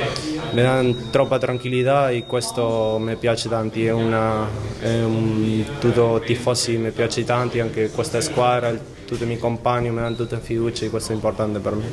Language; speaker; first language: Italian; non-native, learner; Spanish